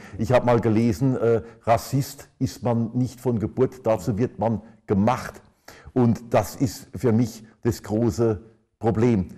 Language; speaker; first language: German; native; German